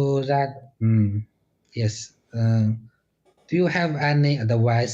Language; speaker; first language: English; non-native, learner; Chinese